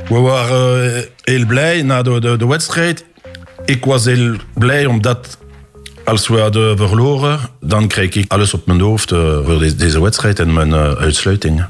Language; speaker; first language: Dutch; non-native, local second language; French